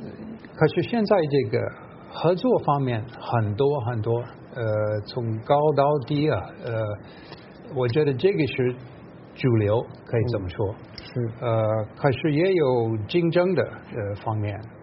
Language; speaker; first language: Chinese; non-native, fluent; English